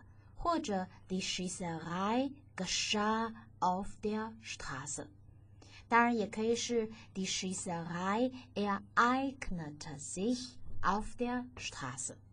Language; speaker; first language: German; non-native, fluent; Chinese